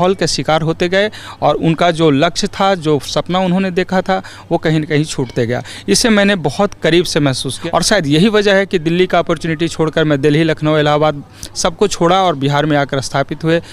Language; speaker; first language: Hindi; native; Hindi